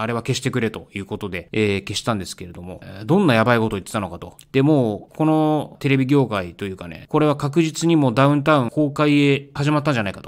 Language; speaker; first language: Japanese; native; Japanese